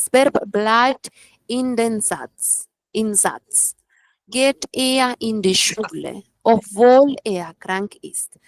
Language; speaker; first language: German; non-native, fluent; Spanish